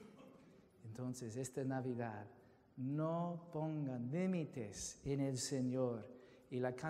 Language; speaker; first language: Spanish; non-native, fluent; English